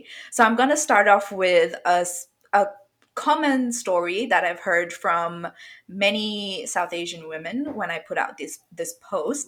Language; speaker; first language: English; non-native, local second language; Bangla